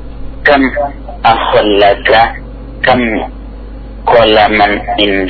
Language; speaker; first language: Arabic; non-native, learner; Indonesian